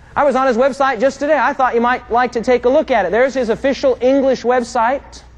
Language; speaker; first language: English; native; English